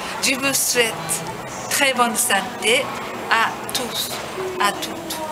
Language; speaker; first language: French; non-native, learner; Japanese